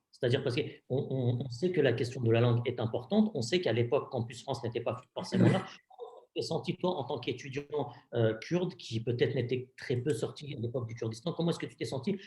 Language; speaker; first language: French; native; French